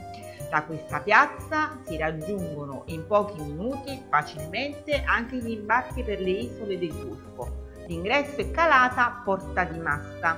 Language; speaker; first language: Italian; native; Italian